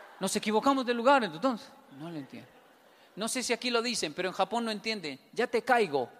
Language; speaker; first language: Spanish; native; Spanish